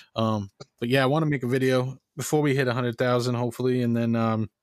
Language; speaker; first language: English; native; English